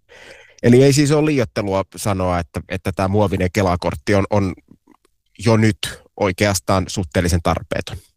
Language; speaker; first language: Finnish; native; Finnish